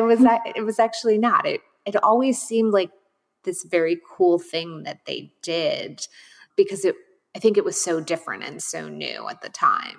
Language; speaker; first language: English; native; English